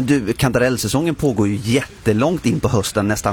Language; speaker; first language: Swedish; native; Swedish